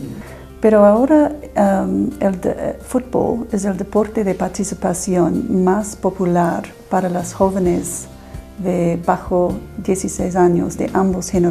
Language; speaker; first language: Spanish; non-native, fluent; English